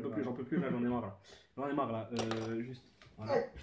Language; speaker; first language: French; native; French